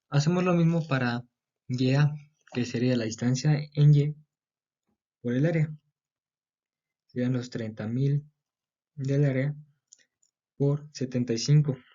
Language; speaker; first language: Spanish; native; Spanish